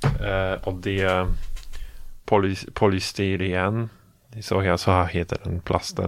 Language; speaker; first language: Swedish; non-native, fluent; Polish